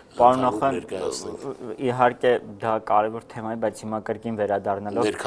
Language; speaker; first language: Armenian; native; Armenian